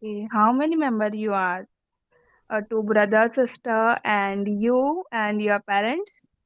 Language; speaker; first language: English; non-native, learner; Hindi